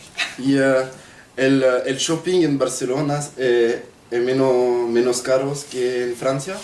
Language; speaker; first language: Spanish; non-native, learner; French